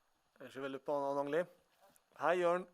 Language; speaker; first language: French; non-native, fluent; Swedish